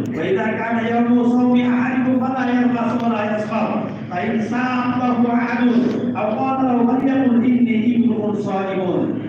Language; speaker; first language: Arabic; non-native, fluent; Bangla